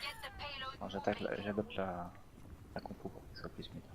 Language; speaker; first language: French; native; French